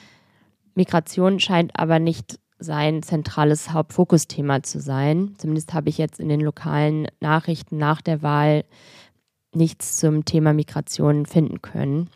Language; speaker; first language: German; native; German